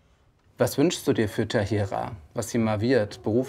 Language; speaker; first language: German; native; German